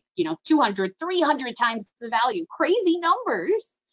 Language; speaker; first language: English; native; English